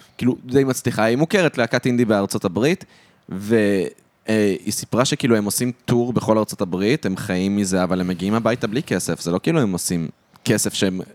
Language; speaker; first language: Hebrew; early bilingual, other home language; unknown